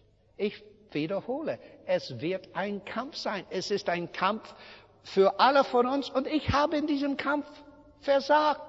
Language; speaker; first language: German; non-native, fluent; English